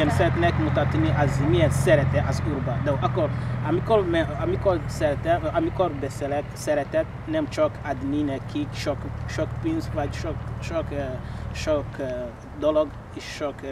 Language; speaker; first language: Hungarian; non-native, learner; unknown